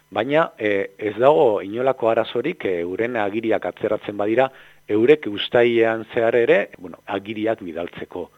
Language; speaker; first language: Basque; native; Basque